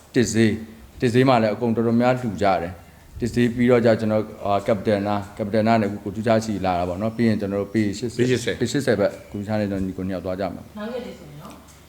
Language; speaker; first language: Burmese; native; Burmese